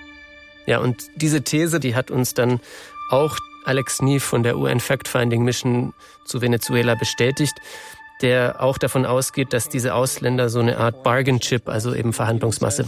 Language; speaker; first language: German; native; German